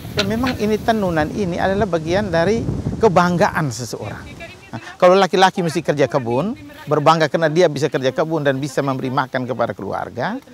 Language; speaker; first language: Indonesian; non-native, local second language; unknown